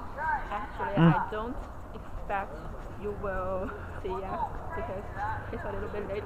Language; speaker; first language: English; non-native, learner; Chinese